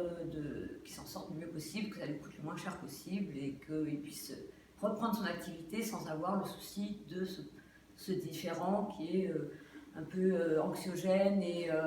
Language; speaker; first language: French; native; French